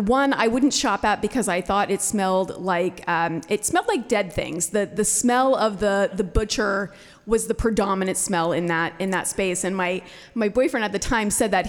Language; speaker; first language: English; native; English